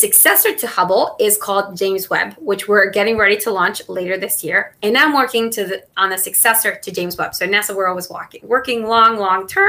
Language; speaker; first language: English; non-native, fluent; Spanish